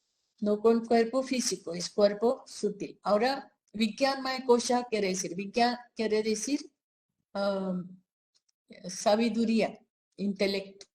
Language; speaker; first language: Spanish; non-native, fluent; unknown